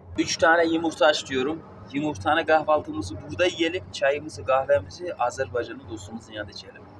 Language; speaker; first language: Turkish; native; Turkish